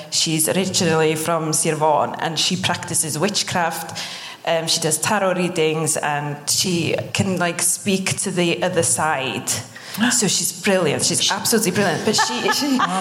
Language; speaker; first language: English; non-native, local second language; Welsh